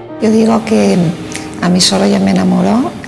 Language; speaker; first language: Spanish; native; Spanish